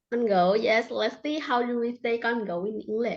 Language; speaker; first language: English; non-native, fluent; Vietnamese